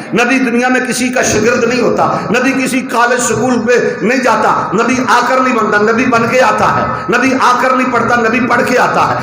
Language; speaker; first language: Urdu; non-native, local second language; Punjabi